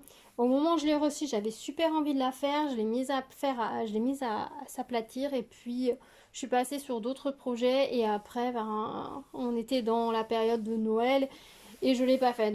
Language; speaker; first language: French; native; French